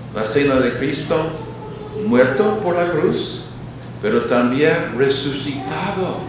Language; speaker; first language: Spanish; non-native, fluent; English